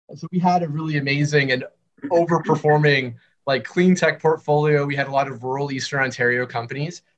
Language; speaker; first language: English; native; English